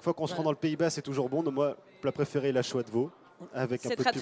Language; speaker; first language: French; native; French